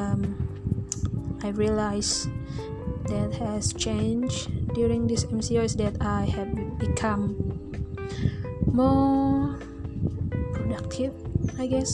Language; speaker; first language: English; non-native, local second language; Malay